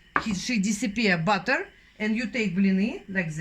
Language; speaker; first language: English; non-native, learner; Russian